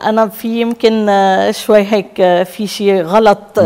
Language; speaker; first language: Arabic; native; Arabic